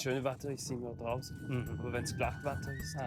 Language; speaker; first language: German; non-native, fluent; French